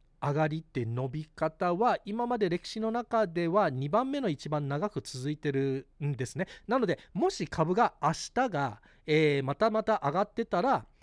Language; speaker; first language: Japanese; early bilingual, heritage; Japanese